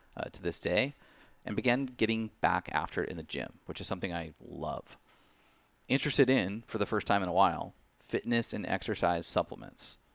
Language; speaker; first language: English; native; English